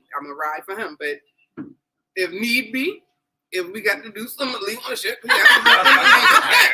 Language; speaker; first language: English; native; English